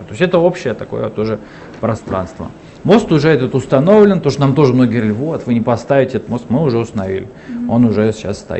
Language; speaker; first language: Russian; native; Russian